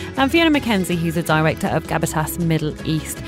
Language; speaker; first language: English; native; English